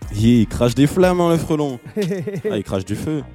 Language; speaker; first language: French; native; French